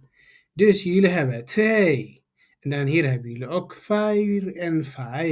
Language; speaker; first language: Dutch; non-native, fluent; Tigrinya